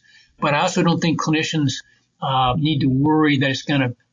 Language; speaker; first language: English; native; English